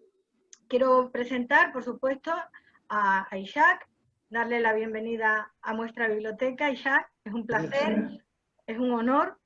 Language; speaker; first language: Spanish; native; Spanish